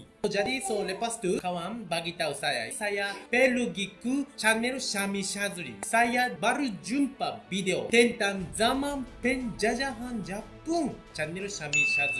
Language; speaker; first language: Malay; non-native, fluent; Japanese